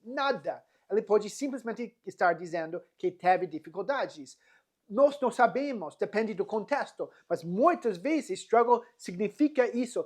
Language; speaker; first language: Portuguese; non-native, fluent; English